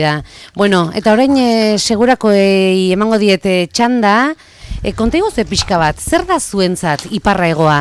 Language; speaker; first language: Basque; native; Basque